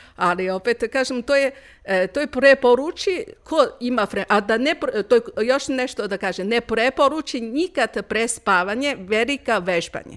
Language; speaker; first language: Croatian; non-native, learner; Chinese